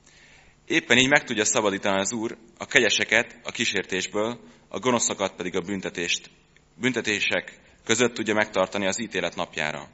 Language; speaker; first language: Hungarian; native; Hungarian